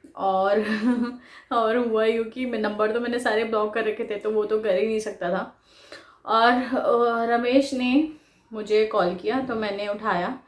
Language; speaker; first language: Hindi; non-native, local second language; Bangla